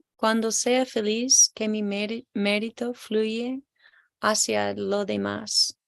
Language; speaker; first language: Spanish; non-native, learner; English